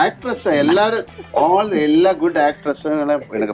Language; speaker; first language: Tamil; non-native, learner; Malayalam